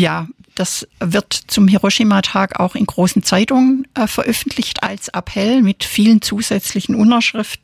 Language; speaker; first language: German; native; German